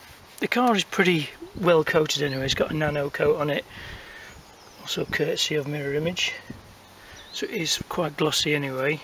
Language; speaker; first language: English; native; English